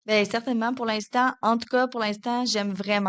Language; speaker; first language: French; native; French